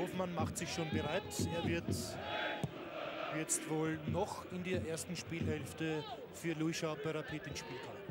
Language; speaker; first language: German; native; German